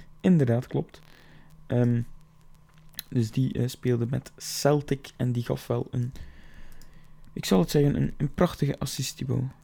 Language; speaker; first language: Dutch; native; Dutch